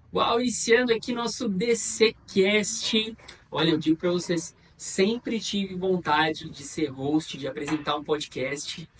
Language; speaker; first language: Portuguese; native; Portuguese